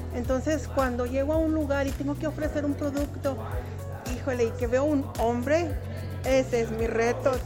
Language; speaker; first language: Spanish; native; Spanish